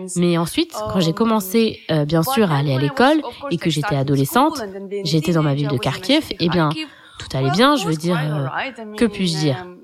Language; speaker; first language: French; non-native, fluent; Ukrainian